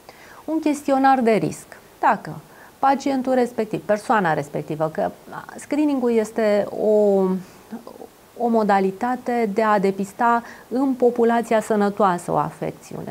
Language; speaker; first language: Romanian; native; Romanian